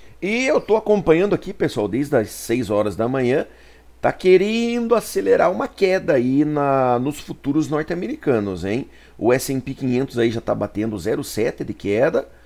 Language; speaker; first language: Portuguese; native; Portuguese